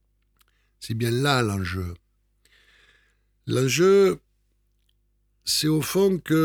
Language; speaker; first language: French; native; French